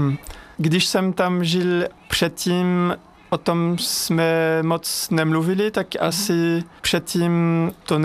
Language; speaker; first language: Czech; non-native, fluent; French